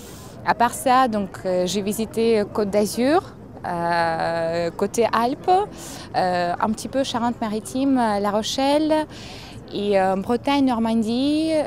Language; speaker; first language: French; non-native, fluent; Russian